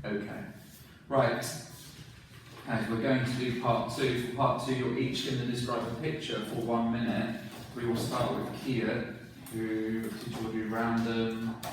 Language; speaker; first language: English; non-native, fluent; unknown